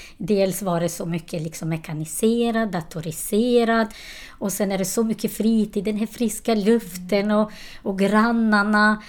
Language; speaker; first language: Swedish; non-native, fluent; Albanian